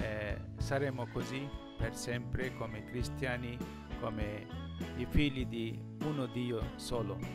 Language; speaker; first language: Italian; non-native, learner; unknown